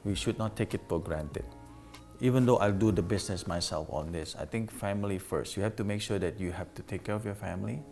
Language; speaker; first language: English; non-native, fluent; Indonesian